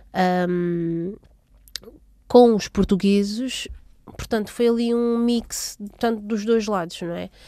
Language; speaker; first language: Portuguese; native; Portuguese